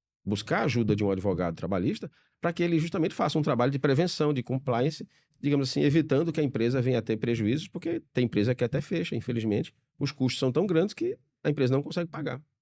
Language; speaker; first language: Portuguese; native; Portuguese